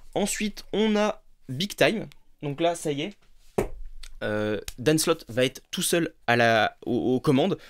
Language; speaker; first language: French; native; French